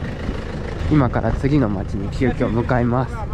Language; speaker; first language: Japanese; native; Japanese